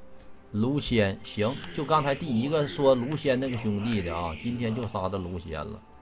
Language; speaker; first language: Chinese; native; Chinese